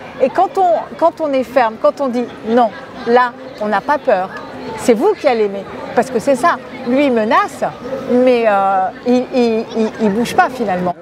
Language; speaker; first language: French; non-native, fluent; Spanish